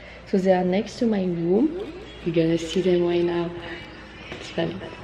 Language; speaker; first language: English; non-native, learner; French